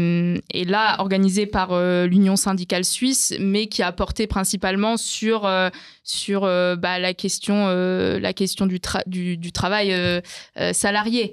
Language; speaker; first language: French; native; French